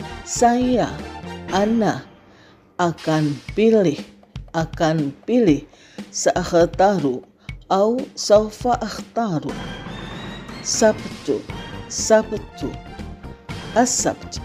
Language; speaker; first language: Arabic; non-native, fluent; Indonesian